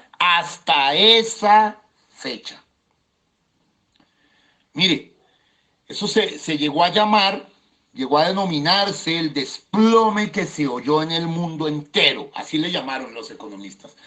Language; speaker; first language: Spanish; native; Spanish